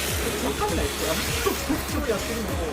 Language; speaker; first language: Japanese; native; Japanese